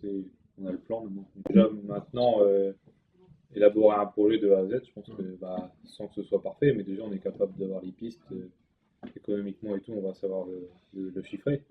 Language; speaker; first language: French; native; French